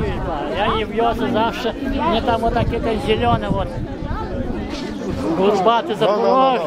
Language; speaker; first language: Polish; early bilingual, heritage; Polish